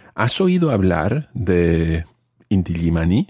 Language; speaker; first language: Spanish; non-native, fluent; English